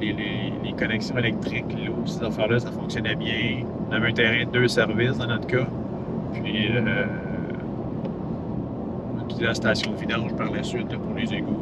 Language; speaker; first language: French; native; French